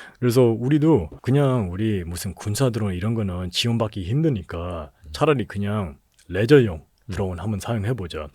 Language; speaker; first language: Korean; early bilingual, heritage; Korean